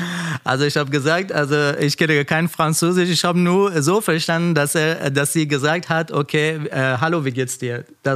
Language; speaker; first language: German; non-native, learner; Persian